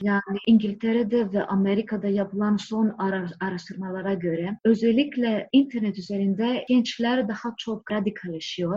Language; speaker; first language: Turkish; non-native, fluent; Greek